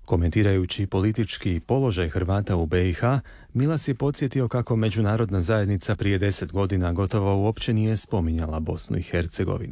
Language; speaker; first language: Serbian; native; Serbian